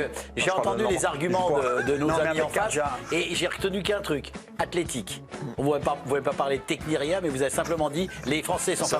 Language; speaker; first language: French; native; French